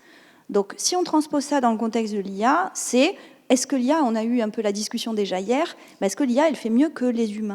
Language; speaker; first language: French; native; French